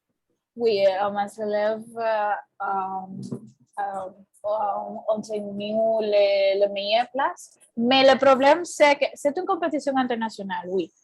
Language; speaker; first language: French; non-native, fluent; Spanish